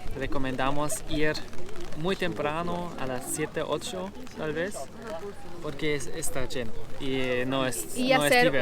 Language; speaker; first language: Spanish; non-native, learner; German